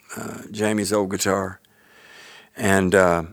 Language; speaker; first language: English; native; English